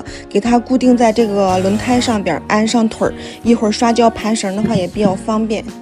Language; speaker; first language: Chinese; native; Chinese